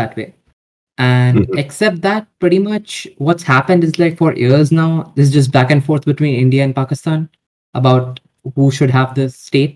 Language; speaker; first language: English; non-native, local second language; Hindi